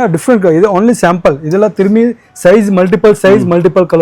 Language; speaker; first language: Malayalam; non-native, learner; Tamil